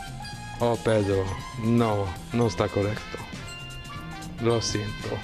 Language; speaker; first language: Spanish; non-native, learner; English